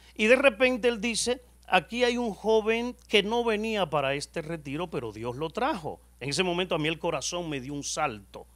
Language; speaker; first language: Spanish; native; Spanish